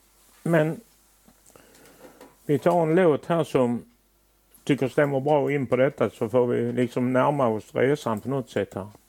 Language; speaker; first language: Swedish; native; Swedish